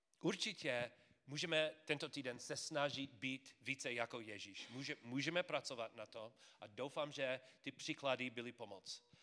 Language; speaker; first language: Czech; non-native, fluent; English